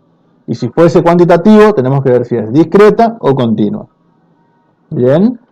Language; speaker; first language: Spanish; native; Spanish